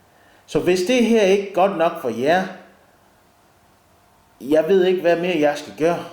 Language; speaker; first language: Danish; non-native, learner; English